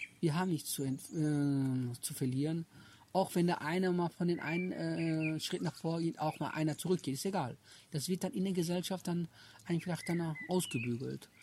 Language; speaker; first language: German; early bilingual, other home language; Turkish